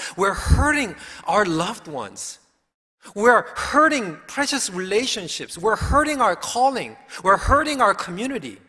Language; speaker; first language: English; early bilingual, other home language; Korean